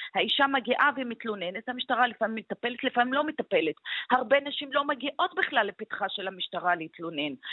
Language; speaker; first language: Hebrew; non-native, local second language; Arabic